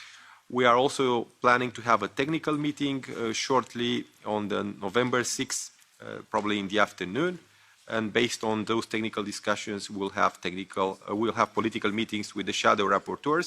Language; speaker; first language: English; non-native, fluent; Romanian